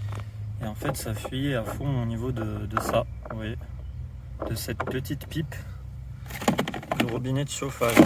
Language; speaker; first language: French; native; French